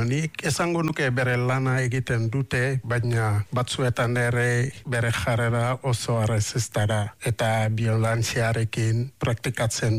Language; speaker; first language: Basque; non-native, learner; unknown